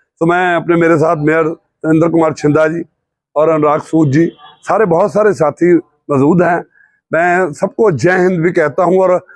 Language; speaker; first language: Urdu; non-native, local second language; Punjabi